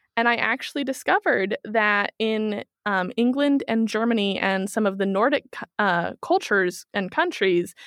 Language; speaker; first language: English; native; English